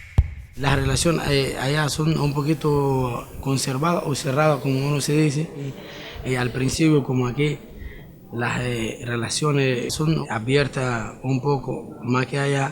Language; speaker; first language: Spanish; non-native, fluent; Arabic